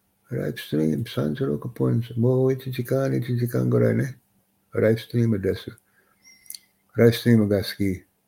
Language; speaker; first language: Japanese; non-native, learner; English